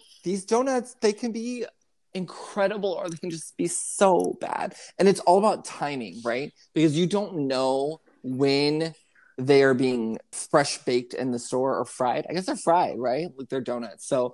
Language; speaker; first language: English; native; English